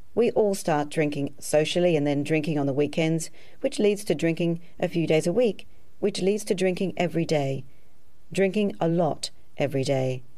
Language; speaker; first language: English; native; English